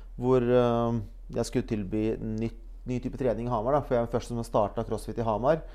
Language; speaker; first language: Norwegian; early bilingual, other home language; Bosnian